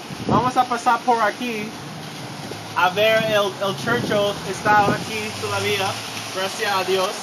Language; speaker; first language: Spanish; non-native, learner; English